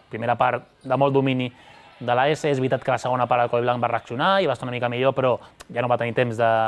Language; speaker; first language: Catalan; native; Catalan